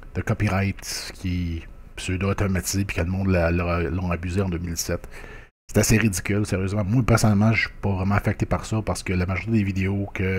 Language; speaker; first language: French; native; French